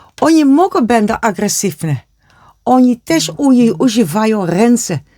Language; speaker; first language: Polish; non-native, learner; Dutch